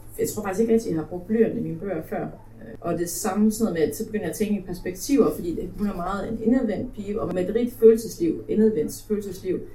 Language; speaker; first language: Danish; early bilingual, other home language; Polish